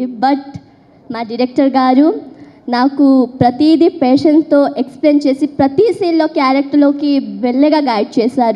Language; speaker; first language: Telugu; early bilingual, heritage; Telugu